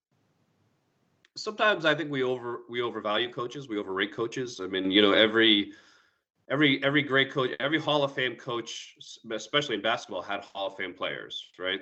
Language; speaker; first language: English; native; English